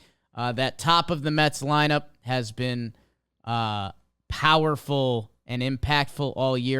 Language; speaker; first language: English; native; English